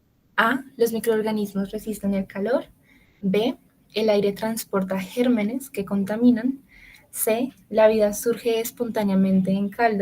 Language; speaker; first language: Spanish; native; Spanish